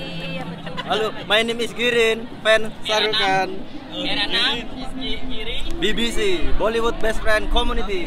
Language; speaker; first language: English; non-native, learner; Indonesian